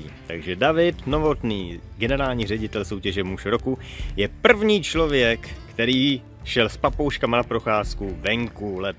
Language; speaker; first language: Czech; native; Czech